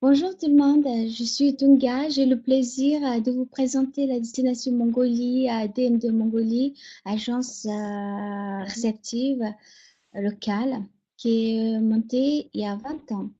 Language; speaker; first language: French; non-native, fluent; Mongolian